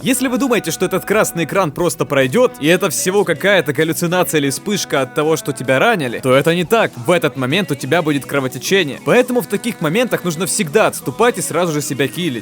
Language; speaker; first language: Russian; native; Russian